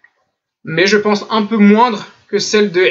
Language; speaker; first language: French; native; French